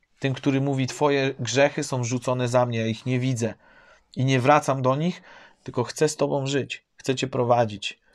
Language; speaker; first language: Polish; native; Polish